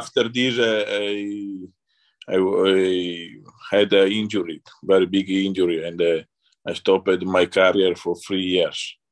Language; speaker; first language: English; non-native, learner; Italian